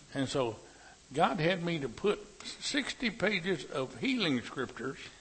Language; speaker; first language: English; native; English